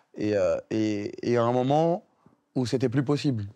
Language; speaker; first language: French; native; French